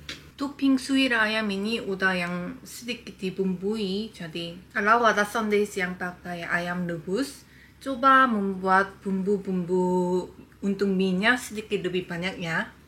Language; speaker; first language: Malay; non-native, fluent; Korean